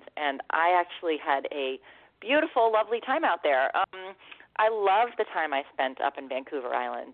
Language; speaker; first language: English; native; English